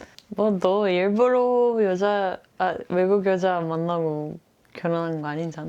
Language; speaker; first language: Korean; non-native, fluent; Dutch